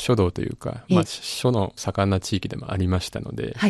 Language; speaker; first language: Japanese; native; Japanese